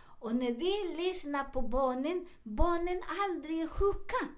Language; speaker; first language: Swedish; non-native, fluent; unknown